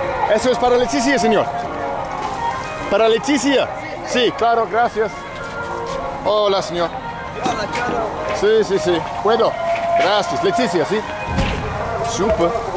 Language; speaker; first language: Spanish; non-native, learner; English